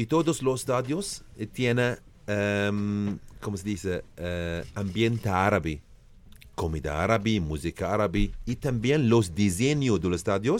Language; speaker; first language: Spanish; non-native, learner; Arabic